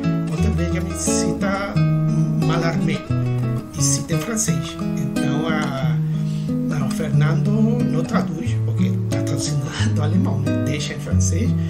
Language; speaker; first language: Portuguese; non-native, fluent; Spanish